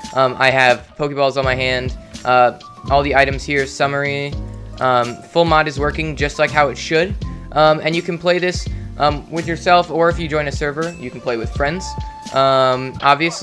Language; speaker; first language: English; native; English